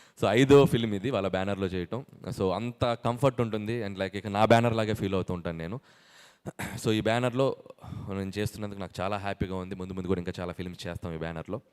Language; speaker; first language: Telugu; native; Telugu